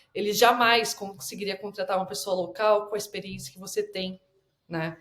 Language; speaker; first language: Portuguese; native; Portuguese